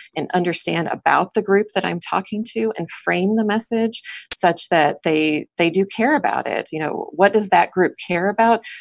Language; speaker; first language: English; native; English